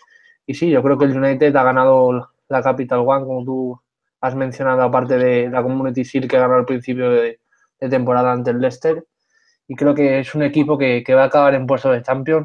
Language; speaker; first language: Spanish; native; Spanish